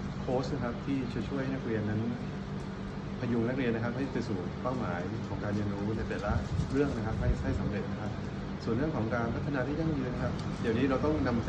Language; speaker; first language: Thai; native; Thai